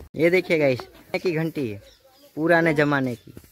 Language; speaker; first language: Hindi; non-native, local second language; Gujarati